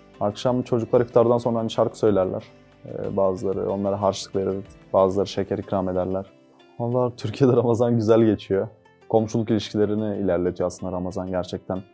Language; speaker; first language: Turkish; early bilingual, other home language; Uzbek